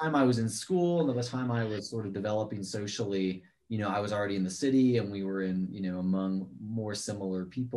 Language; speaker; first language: English; native; English